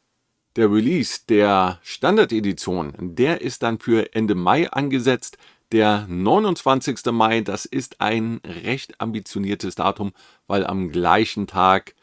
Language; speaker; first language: German; native; German